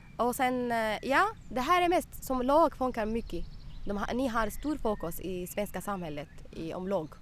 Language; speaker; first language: Swedish; non-native, learner; Arabic